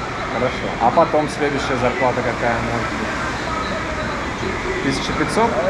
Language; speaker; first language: Russian; native; Russian